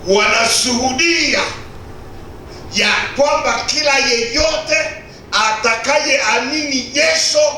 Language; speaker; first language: Swahili; non-native, local second language; Nande